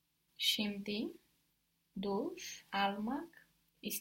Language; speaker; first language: Turkish; non-native, learner; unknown